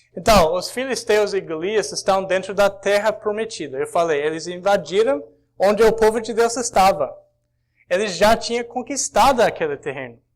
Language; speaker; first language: Portuguese; non-native, fluent; English